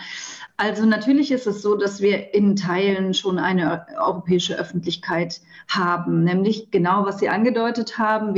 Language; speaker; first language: German; native; German